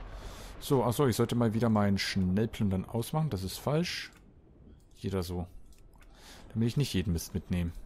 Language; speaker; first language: German; native; German